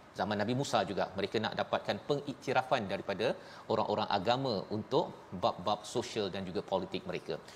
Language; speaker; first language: Malay; native; Malay